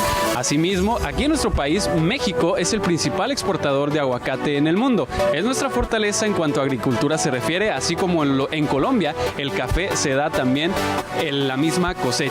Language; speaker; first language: Spanish; native; Spanish